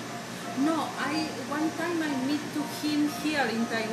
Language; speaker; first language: English; non-native, learner; Spanish